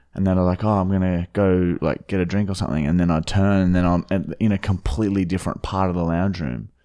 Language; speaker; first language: English; early bilingual, other home language; German